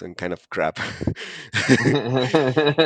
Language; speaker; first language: English; non-native, fluent; Spanish